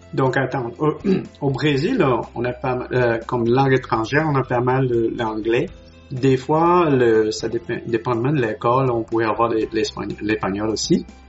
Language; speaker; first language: French; non-native, learner; Portuguese